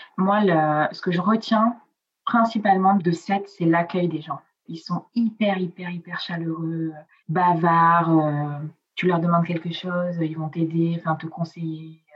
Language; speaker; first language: French; early bilingual, other home language; Italian